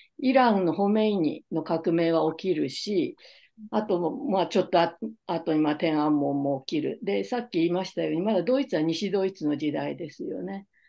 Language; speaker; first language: Japanese; native; Japanese